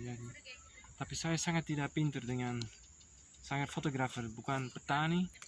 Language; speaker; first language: Indonesian; non-native, learner; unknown